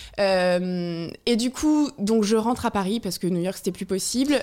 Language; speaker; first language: French; native; French